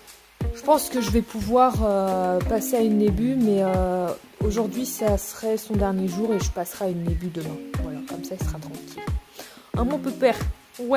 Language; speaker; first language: French; native; French